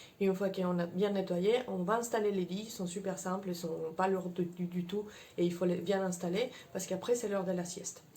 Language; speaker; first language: French; non-native, fluent; Spanish